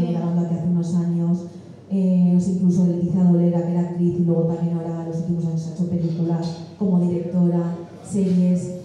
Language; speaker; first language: Spanish; native; Spanish